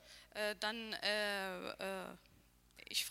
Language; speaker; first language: German; non-native, learner; Arabic